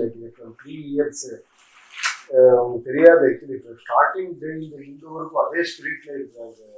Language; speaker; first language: Tamil; non-native, learner; Kannada